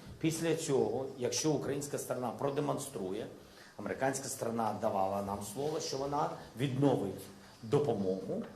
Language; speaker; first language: Ukrainian; non-native, local second language; Russian